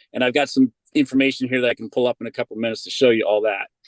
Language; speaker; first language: English; native; English